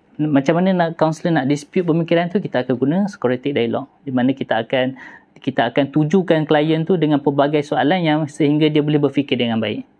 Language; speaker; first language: Malay; native; Malay